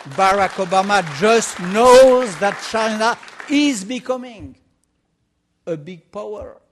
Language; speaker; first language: English; non-native, fluent; French